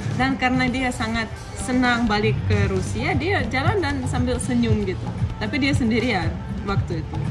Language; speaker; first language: Indonesian; non-native, fluent; Russian